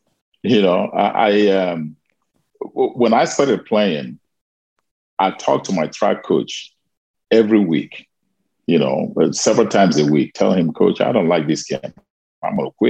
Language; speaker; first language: English; non-native, local second language; Igbo